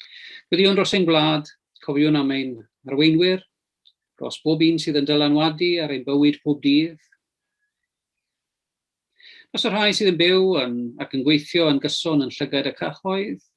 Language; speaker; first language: Welsh; native; Welsh